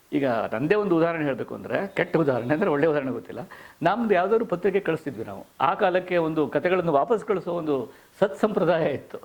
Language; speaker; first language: Kannada; native; Kannada